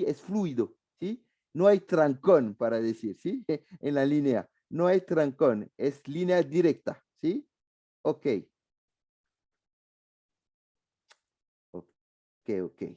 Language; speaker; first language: Spanish; non-native, fluent; French